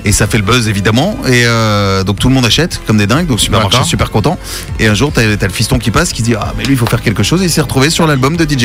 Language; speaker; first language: French; native; French